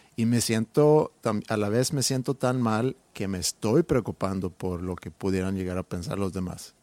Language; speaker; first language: Spanish; non-native, fluent; Swedish